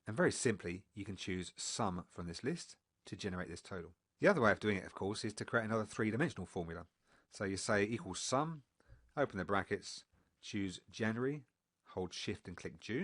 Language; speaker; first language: English; native; English